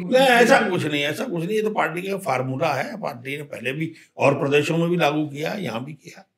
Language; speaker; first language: Hindi; native; Hindi